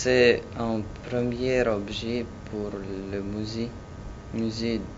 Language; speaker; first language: French; non-native, learner; Russian